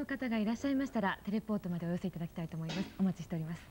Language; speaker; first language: Japanese; native; Japanese